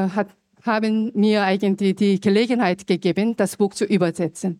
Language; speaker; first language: German; non-native, fluent; Korean